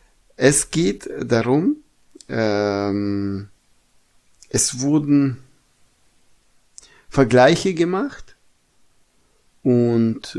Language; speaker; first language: German; non-native, fluent; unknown